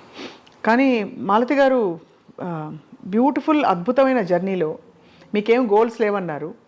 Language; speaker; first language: Telugu; native; Telugu